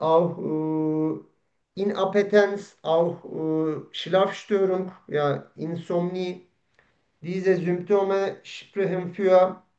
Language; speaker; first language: German; non-native, learner; Turkish